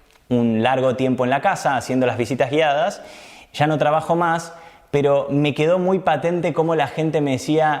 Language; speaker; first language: Spanish; native; Spanish